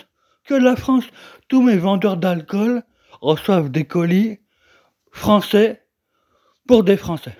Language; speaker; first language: French; native; French